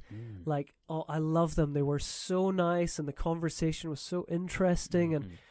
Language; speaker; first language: English; native; English